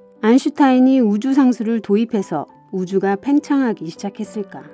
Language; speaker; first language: Korean; native; Korean